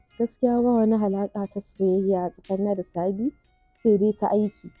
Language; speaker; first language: Hausa; native; Hausa